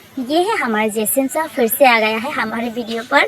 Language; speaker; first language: Hindi; non-native, local second language; Bodo